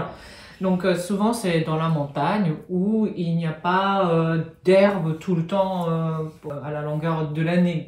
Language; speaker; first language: French; non-native, fluent; Japanese